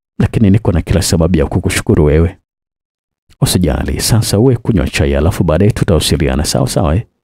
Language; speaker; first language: Swahili; native; Swahili